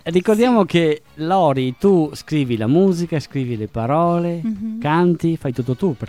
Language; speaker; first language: Italian; native; Italian